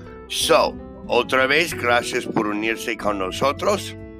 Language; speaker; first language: Spanish; non-native, learner; English